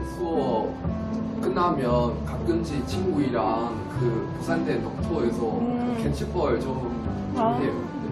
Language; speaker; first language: Korean; non-native, learner; Chinese